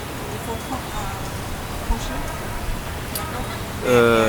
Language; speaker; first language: French; non-native, learner; Vietnamese